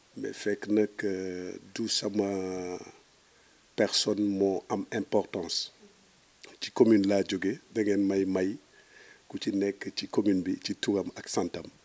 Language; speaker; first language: Wolof; non-native, local second language; Serer